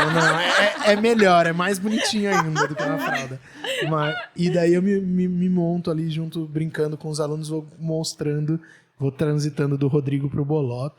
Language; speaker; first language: Portuguese; native; Portuguese